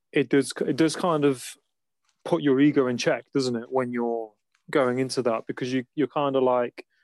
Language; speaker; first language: English; native; English